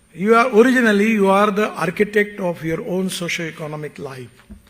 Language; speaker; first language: Hindi; non-native, local second language; Marathi